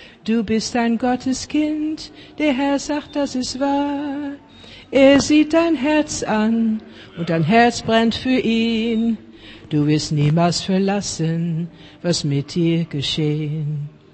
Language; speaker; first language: German; non-native, fluent; Afrikaans